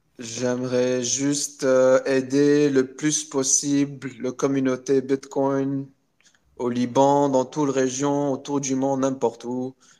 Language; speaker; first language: French; non-native, local second language; Arabic